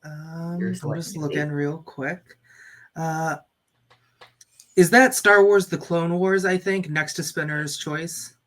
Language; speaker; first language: English; native; English